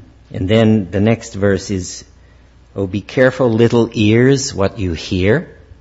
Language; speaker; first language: English; native; English